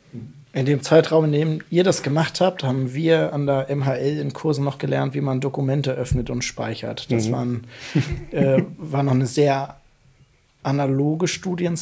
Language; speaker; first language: German; native; German